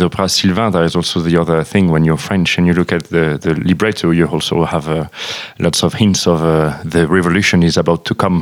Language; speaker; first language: English; non-native, fluent; French